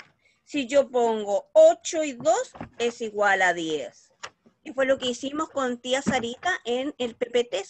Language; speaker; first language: Spanish; native; Spanish